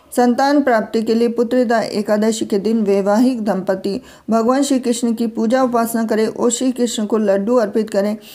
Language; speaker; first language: Hindi; native; Hindi